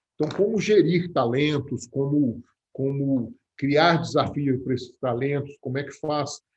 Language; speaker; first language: Portuguese; native; Portuguese